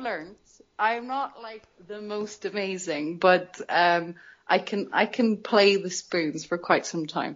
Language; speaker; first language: English; native; English